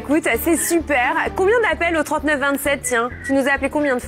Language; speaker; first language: French; native; French